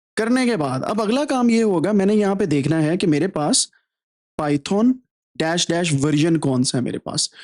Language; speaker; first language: Urdu; native; Urdu